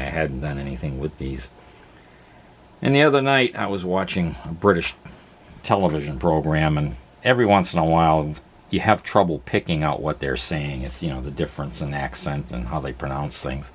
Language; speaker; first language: English; native; English